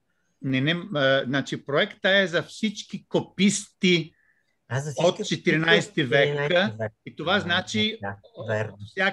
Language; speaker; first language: Bulgarian; non-native, fluent; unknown